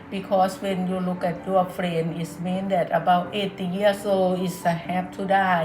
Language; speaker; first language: English; non-native, learner; Thai